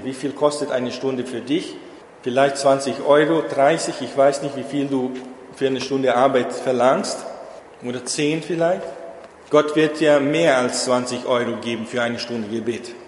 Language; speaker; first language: German; non-native, fluent; Portuguese